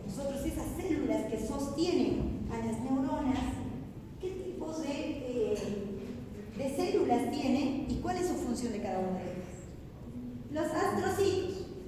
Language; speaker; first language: Spanish; native; Spanish